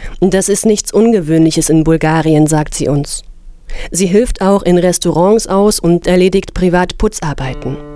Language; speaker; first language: German; native; German